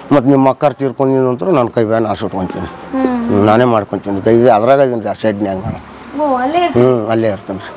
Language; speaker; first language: Kannada; native; Kannada